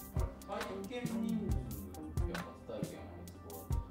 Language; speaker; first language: Japanese; native; Japanese